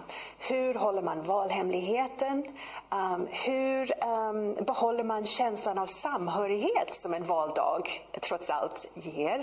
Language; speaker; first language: Swedish; non-native, fluent; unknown